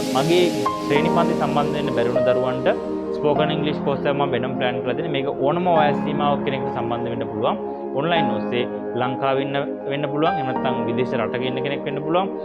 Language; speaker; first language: Sinhala; native; Sinhala